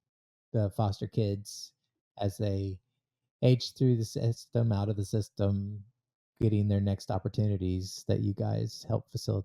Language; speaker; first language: English; native; English